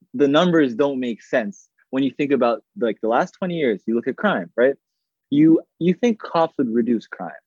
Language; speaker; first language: English; native; English